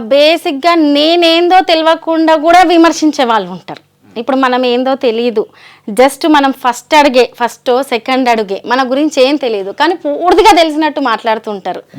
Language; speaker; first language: Telugu; native; Telugu